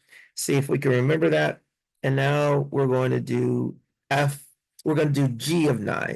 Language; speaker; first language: English; native; English